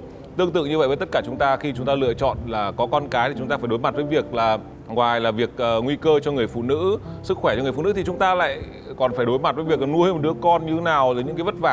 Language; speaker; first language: Vietnamese; native; Vietnamese